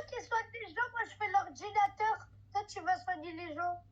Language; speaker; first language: French; native; French